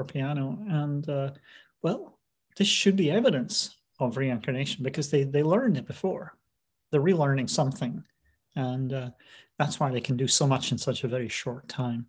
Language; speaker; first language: English; native; English